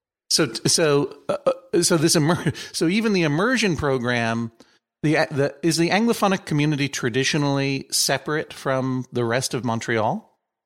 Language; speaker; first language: English; native; English